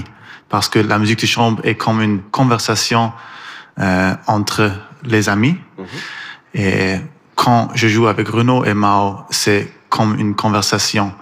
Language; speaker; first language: French; non-native, learner; Persian